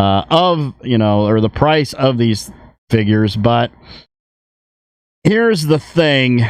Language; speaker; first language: English; native; English